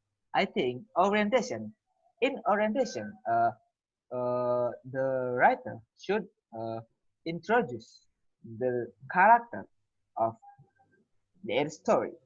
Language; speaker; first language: English; non-native, learner; Indonesian